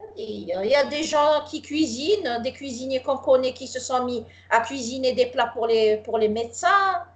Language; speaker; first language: French; non-native, local second language; Arabic